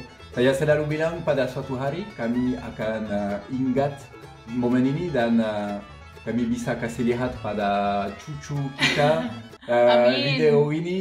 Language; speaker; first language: Indonesian; non-native, fluent; French